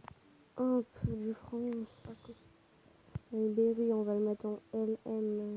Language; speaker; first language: French; native; French